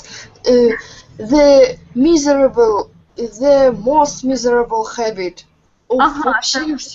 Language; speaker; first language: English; non-native, learner; Russian